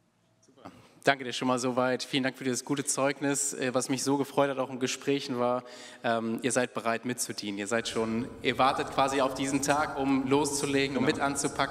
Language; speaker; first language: German; native; German